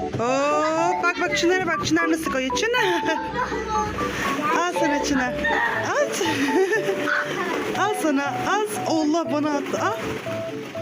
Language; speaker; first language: Turkish; native; Turkish